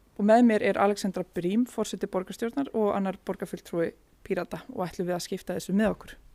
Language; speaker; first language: Icelandic; native; Icelandic